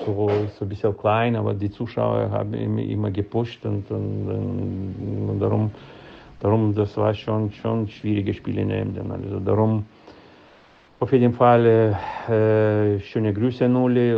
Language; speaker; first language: German; non-native, learner; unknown